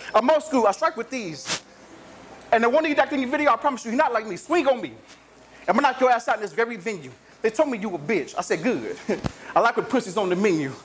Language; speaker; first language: English; native; English